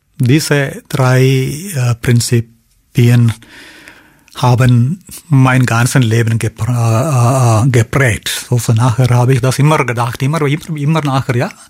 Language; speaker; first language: German; non-native, fluent; Malayalam